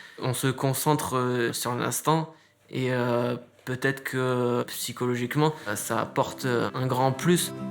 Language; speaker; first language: French; native; French